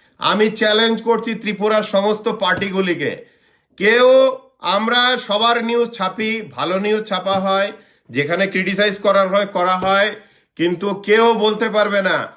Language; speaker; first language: Bangla; native; Bangla